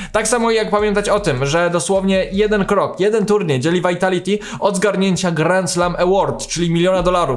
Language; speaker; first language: Polish; native; Polish